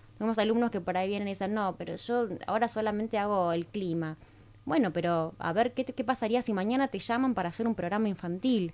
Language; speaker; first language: Spanish; native; Spanish